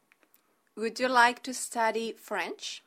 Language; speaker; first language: English; non-native, fluent; Spanish